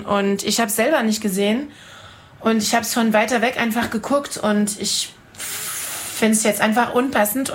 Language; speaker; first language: German; non-native, fluent; French